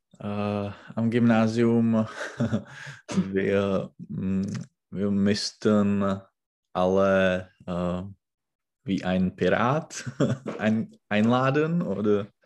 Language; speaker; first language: German; non-native, learner; Czech